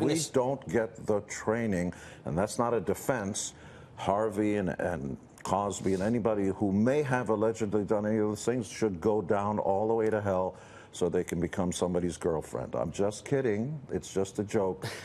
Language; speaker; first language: English; early bilingual, other home language; Hungarian